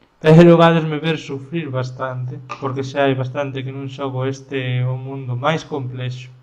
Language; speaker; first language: Galician; non-native, local second language; Spanish